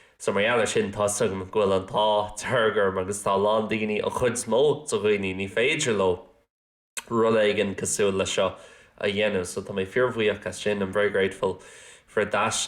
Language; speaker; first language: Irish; non-native, local second language; English